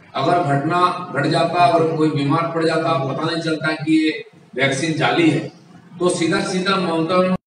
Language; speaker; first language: Hindi; non-native, local second language; Bangla